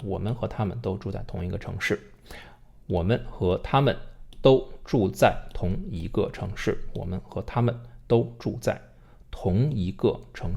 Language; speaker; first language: Chinese; non-native, fluent; English